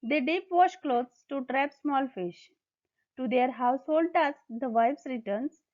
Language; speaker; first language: English; non-native, local second language; Marathi